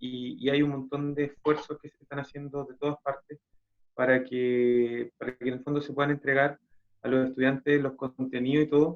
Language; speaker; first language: Spanish; native; Spanish